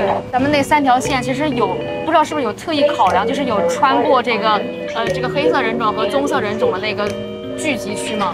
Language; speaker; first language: Chinese; native; Chinese